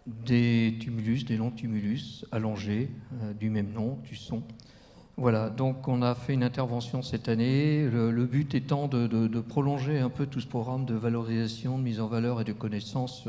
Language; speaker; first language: French; native; French